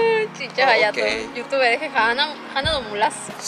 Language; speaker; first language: Korean; non-native, learner; Spanish